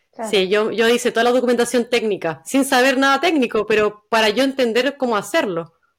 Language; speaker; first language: Spanish; native; Spanish